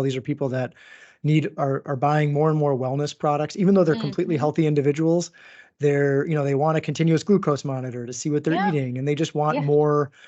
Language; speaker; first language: English; native; English